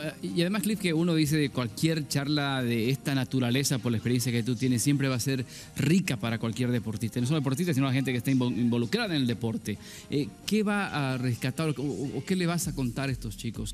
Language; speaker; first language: Spanish; native; Spanish